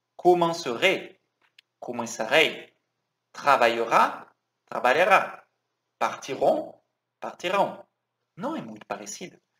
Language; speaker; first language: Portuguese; non-native, fluent; French